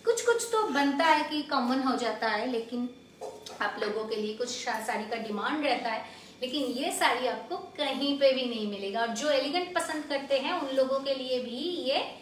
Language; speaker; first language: Hindi; non-native, local second language; Bangla